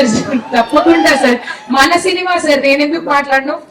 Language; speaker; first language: Telugu; native; Telugu